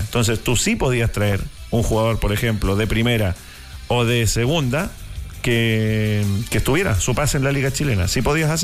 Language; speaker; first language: Spanish; native; Spanish